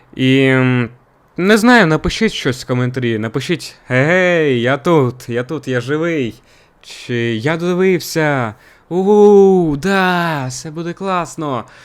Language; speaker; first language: Ukrainian; non-native, local second language; Russian